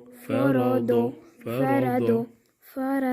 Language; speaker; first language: Arabic; non-native, learner; Urdu